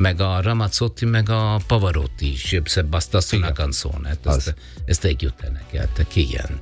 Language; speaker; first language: Hungarian; non-native, learner; Italian